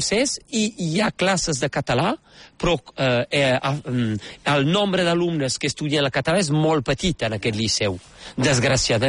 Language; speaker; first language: Catalan; native; Catalan